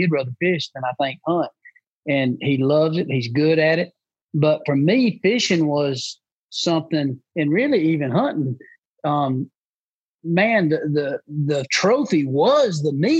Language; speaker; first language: English; native; English